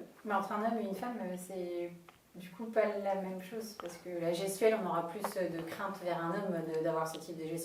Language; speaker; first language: French; native; French